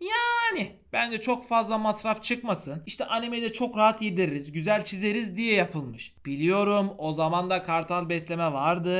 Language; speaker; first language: Turkish; native; Turkish